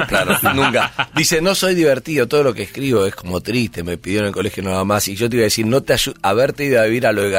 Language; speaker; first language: Spanish; native; Spanish